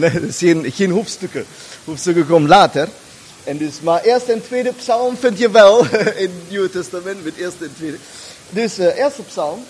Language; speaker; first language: German; non-native, learner; Dutch